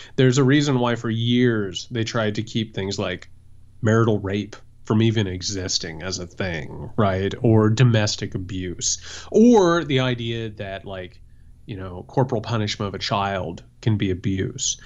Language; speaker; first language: English; native; English